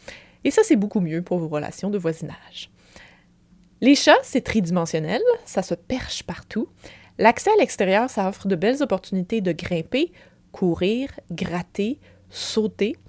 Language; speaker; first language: French; native; French